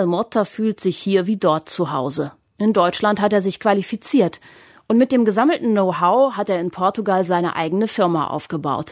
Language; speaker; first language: German; native; German